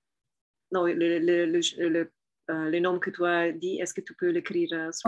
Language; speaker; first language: French; non-native, fluent; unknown